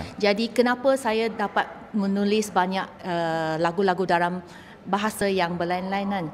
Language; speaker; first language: Malay; non-native, local second language; Chinese